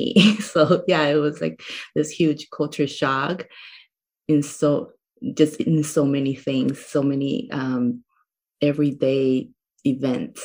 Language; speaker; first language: English; non-native, fluent; Chinese